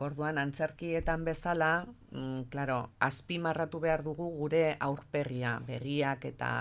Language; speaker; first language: Basque; non-native, local second language; Spanish